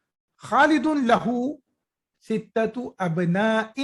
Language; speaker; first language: Arabic; non-native, fluent; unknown